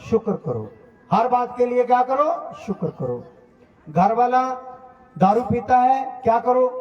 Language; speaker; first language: Hindi; non-native, local second language; Punjabi